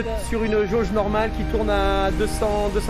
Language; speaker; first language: French; native; French